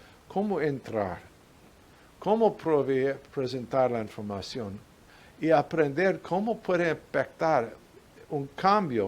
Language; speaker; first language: Spanish; non-native, fluent; English